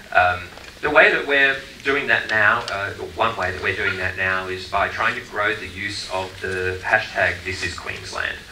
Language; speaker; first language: English; native; English